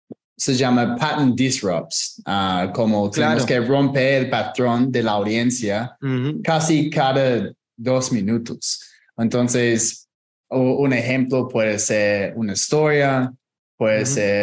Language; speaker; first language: Spanish; non-native, fluent; English